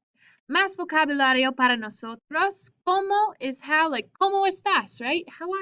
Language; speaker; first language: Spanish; non-native, fluent; English